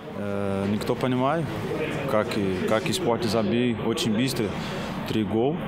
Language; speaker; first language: Russian; non-native, learner; Portuguese